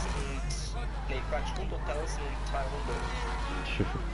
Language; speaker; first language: German; native; German